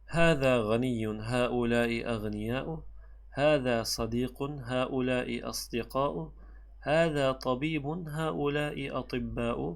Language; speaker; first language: Arabic; non-native, fluent; Turkish